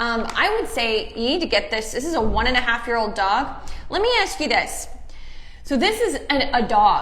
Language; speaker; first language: English; native; English